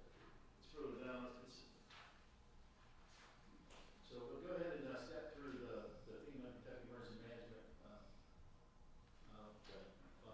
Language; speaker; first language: English; native; English